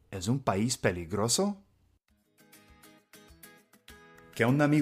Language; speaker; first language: Spanish; non-native, fluent; English